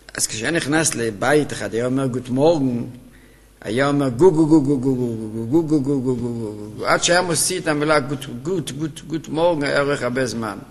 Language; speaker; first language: Hebrew; native; Hebrew